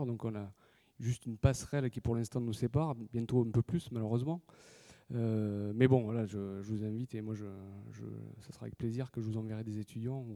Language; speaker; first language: French; native; French